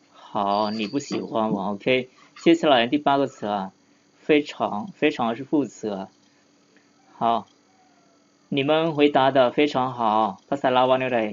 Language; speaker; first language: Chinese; non-native, fluent; Lao